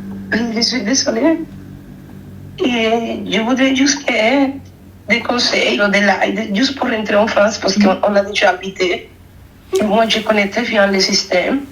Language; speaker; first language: French; non-native, fluent; Spanish